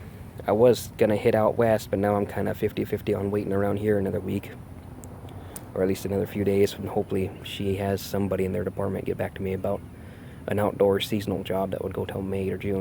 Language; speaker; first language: English; native; English